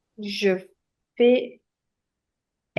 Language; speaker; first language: French; non-native, fluent; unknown